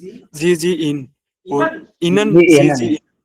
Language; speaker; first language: German; non-native, learner; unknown